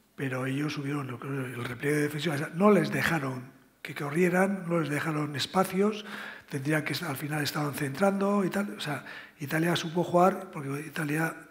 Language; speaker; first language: Spanish; native; Spanish